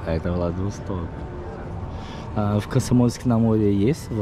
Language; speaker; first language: Russian; non-native, learner; Portuguese